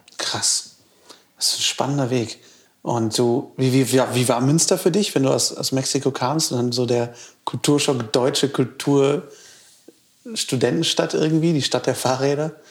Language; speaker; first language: German; native; German